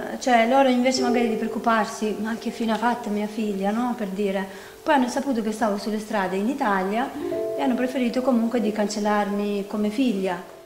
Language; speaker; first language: Italian; non-native, fluent; Albanian